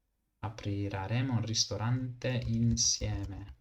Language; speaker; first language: Italian; non-native, learner; English